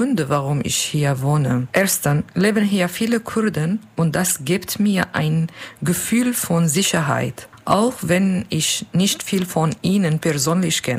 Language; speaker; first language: German; non-native, learner; Kurdish